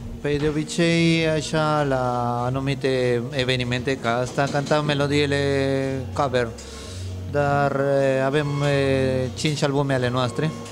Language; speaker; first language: Romanian; non-native, fluent; Spanish